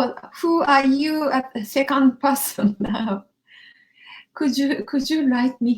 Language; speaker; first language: English; non-native, learner; Japanese